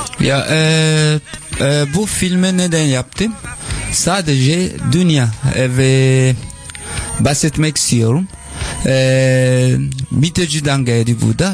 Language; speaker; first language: Turkish; non-native, learner; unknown